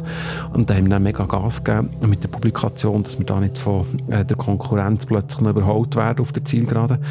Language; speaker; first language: German; native; German